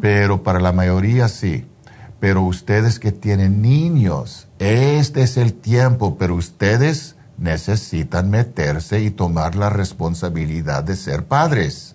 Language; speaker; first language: Spanish; early bilingual, heritage; Spanish